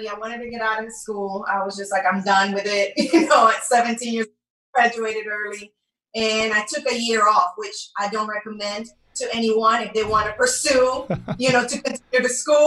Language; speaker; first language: English; non-native, fluent; Spanish